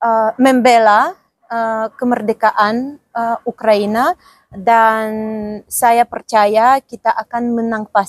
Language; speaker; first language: Indonesian; non-native, fluent; Ukrainian